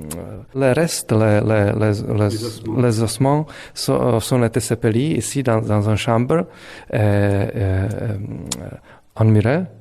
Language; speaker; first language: French; non-native, fluent; Czech